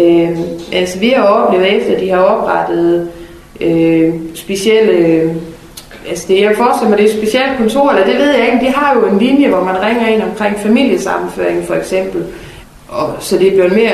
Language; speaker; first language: Danish; native; Danish